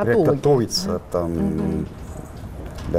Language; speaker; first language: Russian; non-native, fluent; Estonian